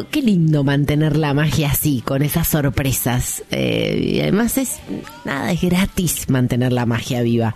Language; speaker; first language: Spanish; native; Spanish